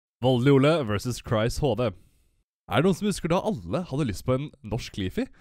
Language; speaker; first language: Norwegian; native; Norwegian